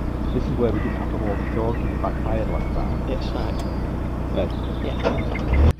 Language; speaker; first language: English; native; English